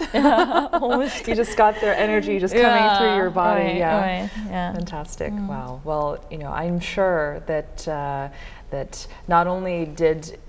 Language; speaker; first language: English; native; English